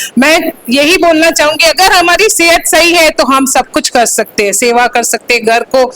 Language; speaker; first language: Hindi; non-native, local second language; Sindhi